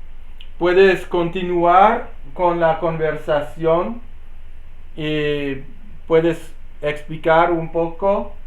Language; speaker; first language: Spanish; non-native, learner; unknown